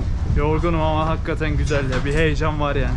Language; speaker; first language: Turkish; native; Turkish